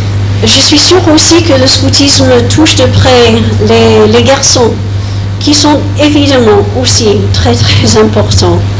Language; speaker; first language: French; non-native, fluent; English